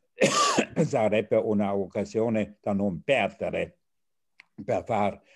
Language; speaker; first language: Italian; non-native, fluent; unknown